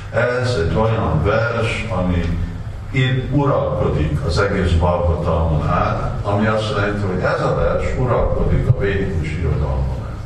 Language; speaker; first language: Hungarian; non-native, learner; Russian